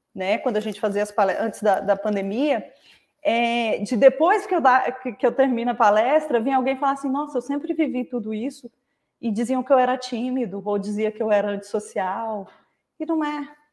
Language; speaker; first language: Portuguese; native; Portuguese